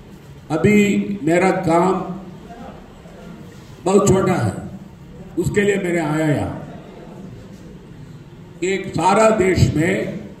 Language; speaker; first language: Hindi; non-native, local second language; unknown